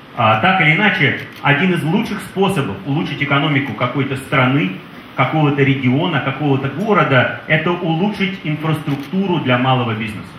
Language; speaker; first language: Russian; native; Russian